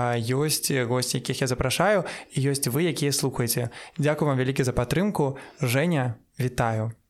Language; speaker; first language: Belarusian; non-native, local second language; Russian